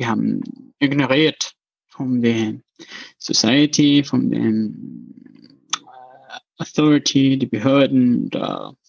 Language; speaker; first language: German; non-native, learner; Arabic